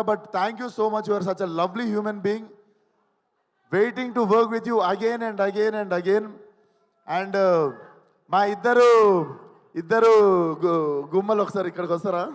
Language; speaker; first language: Telugu; native; Telugu